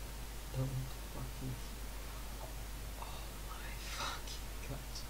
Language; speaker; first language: English; non-native, learner; Russian